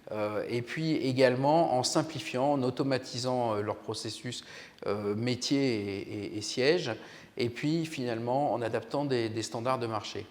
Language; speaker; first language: French; native; French